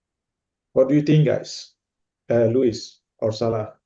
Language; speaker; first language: English; non-native, fluent; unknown